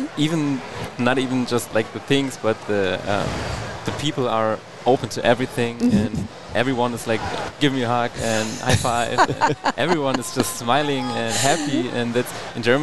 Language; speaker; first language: English; non-native, fluent; German